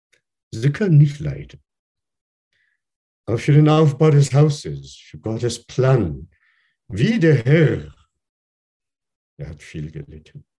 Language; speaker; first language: German; non-native, fluent; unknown